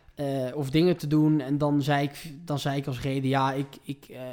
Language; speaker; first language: Dutch; early bilingual, heritage; Dutch